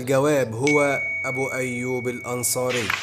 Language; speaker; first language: Arabic; native; Arabic